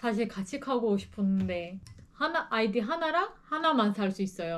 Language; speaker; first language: Korean; non-native, learner; Turkish